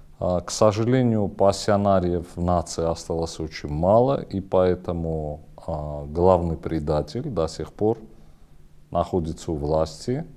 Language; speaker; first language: Russian; non-native, local second language; Armenian